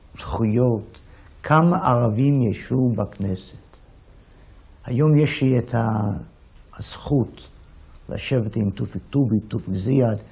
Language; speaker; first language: Hebrew; early bilingual, other home language; English